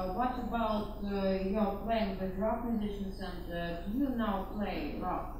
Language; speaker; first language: English; non-native, learner; Russian